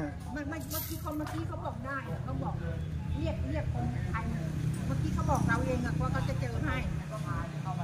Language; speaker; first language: Thai; native; Thai